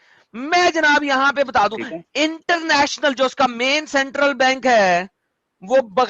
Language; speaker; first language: Hindi; native; Hindi